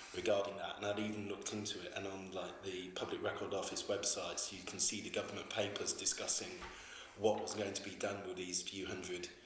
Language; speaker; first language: English; native; English